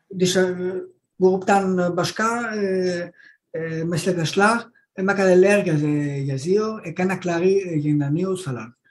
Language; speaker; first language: Turkish; non-native, learner; Greek